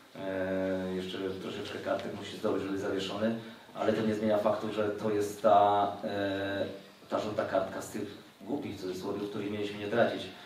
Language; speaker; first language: Polish; native; Polish